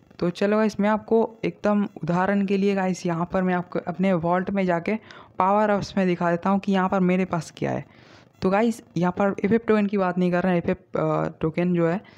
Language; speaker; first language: Hindi; non-native, local second language; Bangla